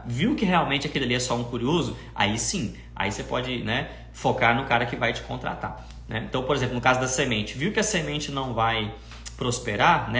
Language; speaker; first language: Portuguese; native; Portuguese